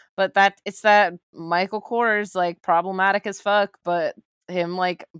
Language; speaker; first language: English; native; English